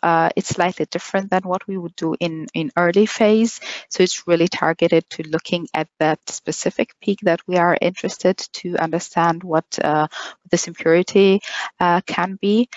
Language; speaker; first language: English; non-native, fluent; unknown